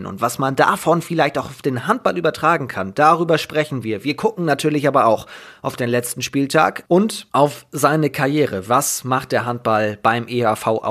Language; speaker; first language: German; native; German